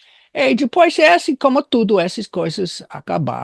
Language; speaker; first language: Portuguese; non-native, fluent; English